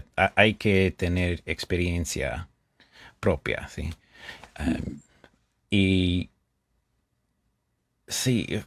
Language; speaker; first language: Spanish; non-native, fluent; English